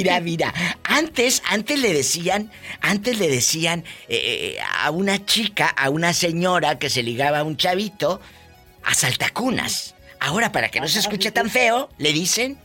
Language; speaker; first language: Spanish; native; Spanish